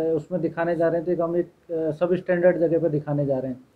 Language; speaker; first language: Hindi; native; Hindi